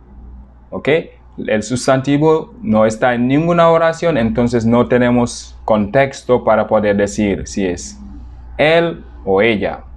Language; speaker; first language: Spanish; non-native, fluent; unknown